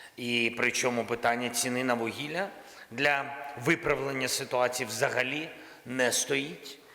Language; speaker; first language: Ukrainian; non-native, local second language; Russian